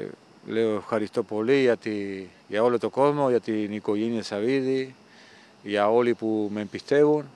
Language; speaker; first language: Greek; non-native, fluent; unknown